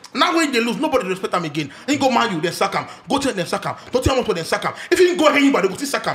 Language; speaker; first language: Nigerian Pidgin; non-native, local second language; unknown